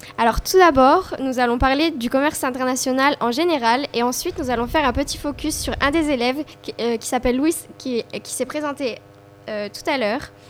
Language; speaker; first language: French; native; French